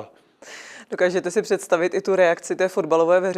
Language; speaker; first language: Czech; native; Czech